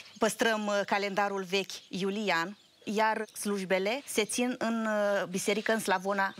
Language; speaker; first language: Romanian; non-native, local second language; Russian